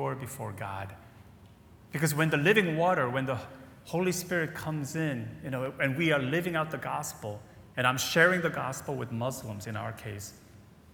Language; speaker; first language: English; native; English